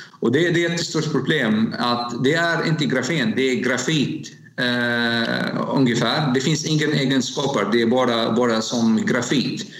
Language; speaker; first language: Swedish; non-native, learner; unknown